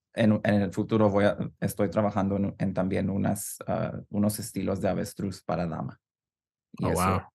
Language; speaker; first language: Spanish; early bilingual, heritage; Spanish